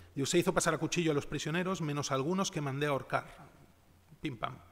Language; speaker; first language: Spanish; non-native, local second language; Catalan